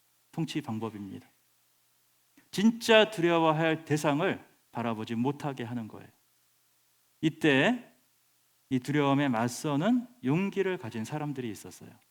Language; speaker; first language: Korean; native; Korean